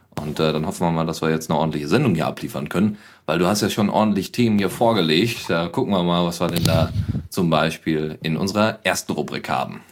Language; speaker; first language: German; native; German